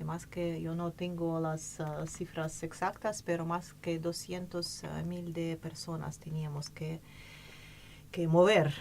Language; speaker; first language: Spanish; non-native, fluent; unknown